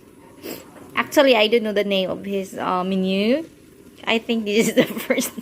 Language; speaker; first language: English; non-native, learner; Filipino